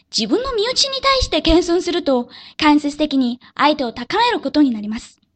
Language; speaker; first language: Japanese; non-native, fluent; Korean